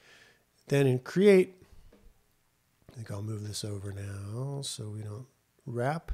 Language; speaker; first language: English; native; English